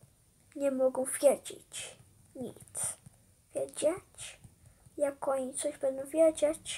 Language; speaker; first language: Polish; early bilingual, heritage; Polish